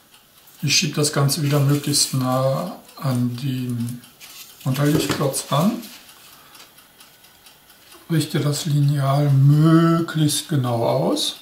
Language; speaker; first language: German; native; German